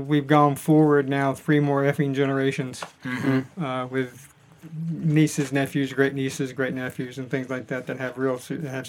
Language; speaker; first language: English; native; English